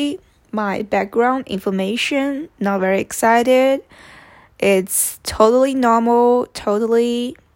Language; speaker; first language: English; non-native, fluent; Chinese